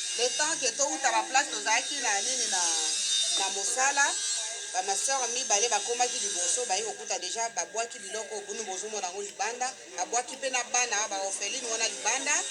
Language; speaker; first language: Lingala; native; Lingala